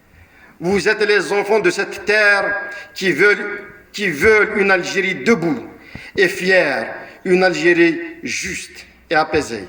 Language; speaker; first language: French; non-native, local second language; Kabyle